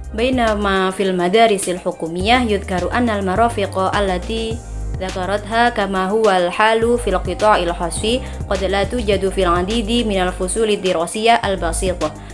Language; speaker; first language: Arabic; non-native, learner; Indonesian